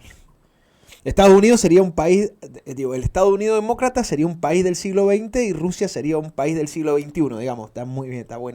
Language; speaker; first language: Spanish; native; Spanish